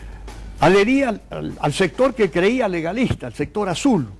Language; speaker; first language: Spanish; native; Spanish